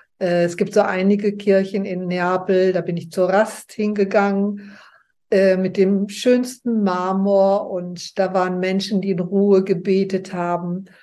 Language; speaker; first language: German; native; German